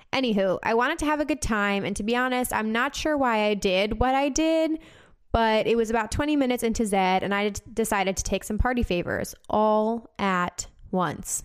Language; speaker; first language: English; native; English